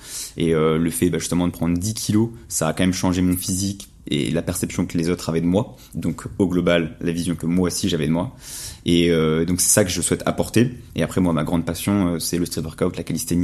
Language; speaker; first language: French; native; French